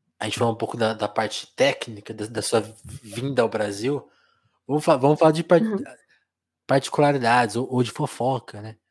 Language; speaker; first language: Portuguese; native; Portuguese